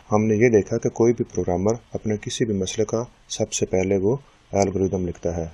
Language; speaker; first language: Urdu; native; Urdu